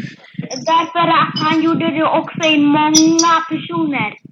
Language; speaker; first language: Swedish; early bilingual, other home language; French